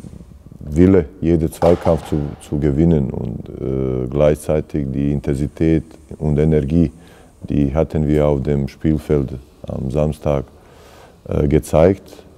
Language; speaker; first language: German; non-native, fluent; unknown